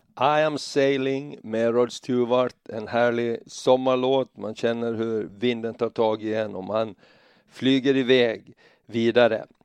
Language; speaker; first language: Swedish; native; Swedish